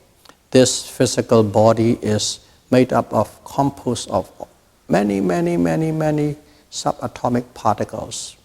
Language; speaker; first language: English; non-native, fluent; Burmese